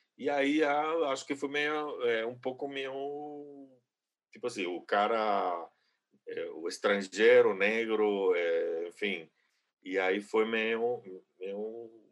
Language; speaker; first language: Portuguese; non-native, fluent; Spanish